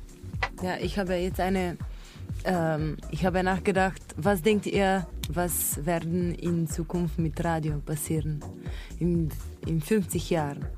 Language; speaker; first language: German; non-native, learner; Slovenian